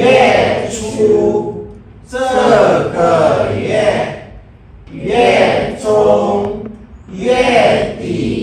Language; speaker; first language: Chinese; non-native, learner; Indonesian